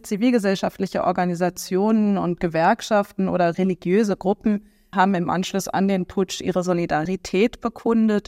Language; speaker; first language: German; native; German